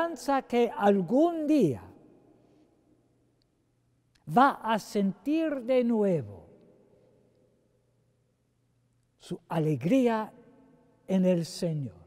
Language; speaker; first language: Spanish; non-native, fluent; English